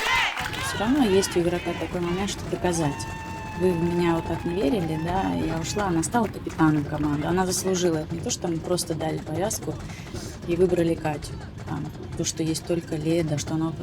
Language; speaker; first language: Russian; native; Russian